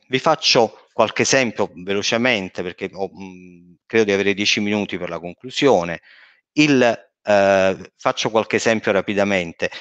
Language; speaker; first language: Italian; native; Italian